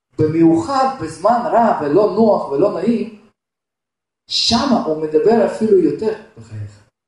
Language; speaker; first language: Hebrew; non-native, fluent; Russian